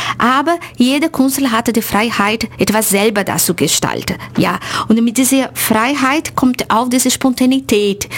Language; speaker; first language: German; non-native, fluent; Portuguese